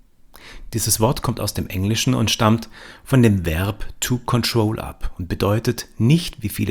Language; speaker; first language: German; native; German